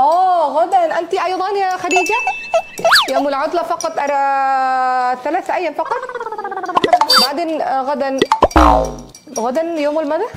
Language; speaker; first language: Arabic; non-native, learner; Indonesian